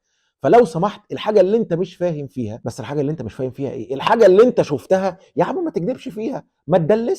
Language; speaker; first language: Arabic; native; Arabic